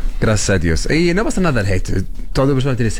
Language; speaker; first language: Spanish; non-native, learner; Arabic